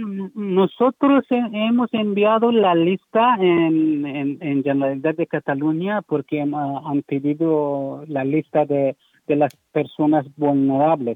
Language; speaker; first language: Spanish; non-native, learner; Persian